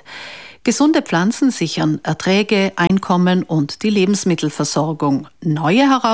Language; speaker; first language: German; native; German